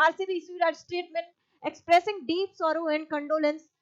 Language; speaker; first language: English; non-native, local second language; Hindi